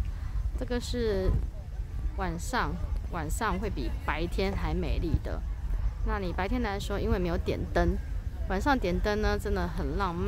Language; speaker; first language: Chinese; native; Chinese